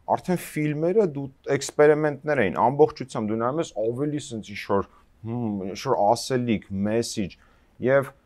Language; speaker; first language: Armenian; native; Armenian